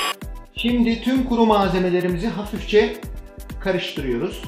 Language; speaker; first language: Turkish; native; Turkish